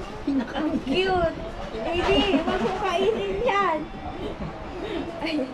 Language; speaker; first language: Filipino; native; Filipino